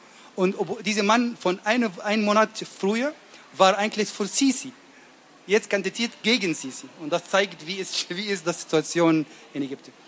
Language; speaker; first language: German; non-native, learner; Arabic